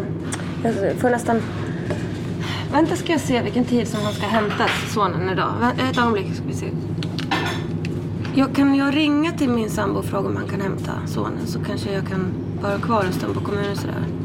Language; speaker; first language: Swedish; native; Swedish